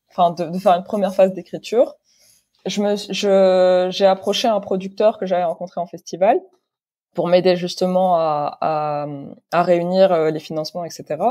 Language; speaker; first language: French; non-native, local second language; Arabic